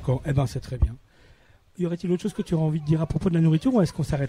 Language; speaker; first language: French; native; French